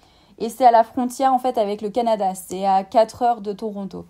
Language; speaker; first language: French; native; French